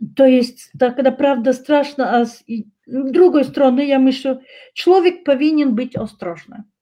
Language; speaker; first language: Polish; non-native, learner; Russian